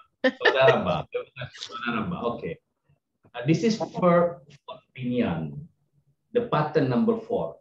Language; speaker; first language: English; non-native, fluent; Indonesian